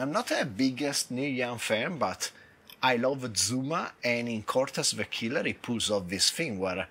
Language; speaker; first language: English; non-native, fluent; Italian